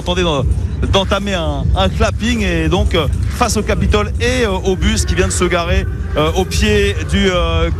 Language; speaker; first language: French; native; French